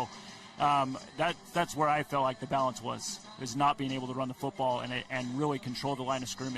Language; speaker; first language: English; native; English